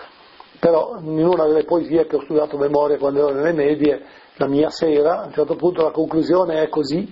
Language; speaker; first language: Italian; native; Italian